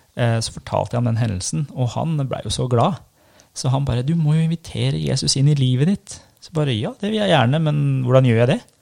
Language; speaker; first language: Norwegian; early bilingual, other home language; Persian